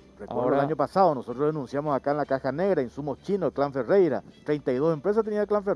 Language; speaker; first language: Spanish; native; Spanish